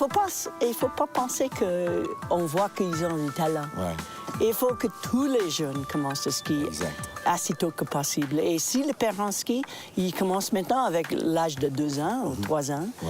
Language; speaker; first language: French; non-native, local second language; English